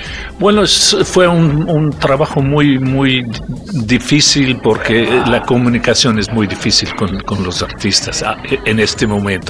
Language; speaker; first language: Spanish; non-native, learner; Italian